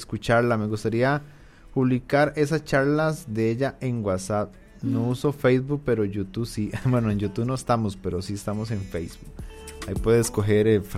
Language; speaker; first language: Spanish; native; Spanish